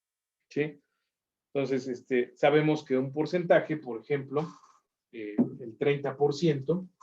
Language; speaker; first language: Spanish; native; Spanish